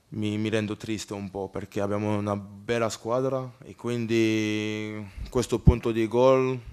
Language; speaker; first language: Italian; non-native, learner; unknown